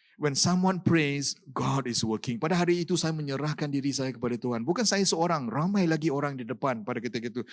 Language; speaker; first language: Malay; non-native, local second language; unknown